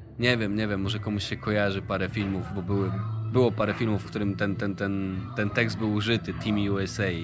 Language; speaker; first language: Polish; native; Polish